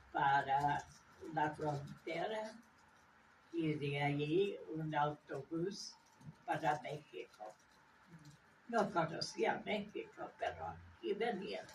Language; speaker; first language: Spanish; non-native, fluent; English